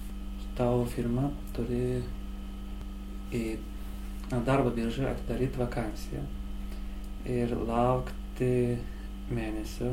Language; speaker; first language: Lithuanian; non-native, learner; Azerbaijani